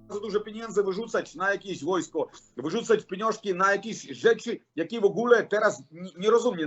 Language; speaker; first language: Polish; non-native, learner; Russian